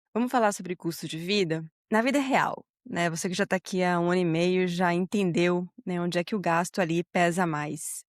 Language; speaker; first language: Portuguese; native; Portuguese